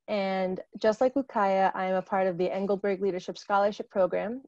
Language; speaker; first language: English; native; English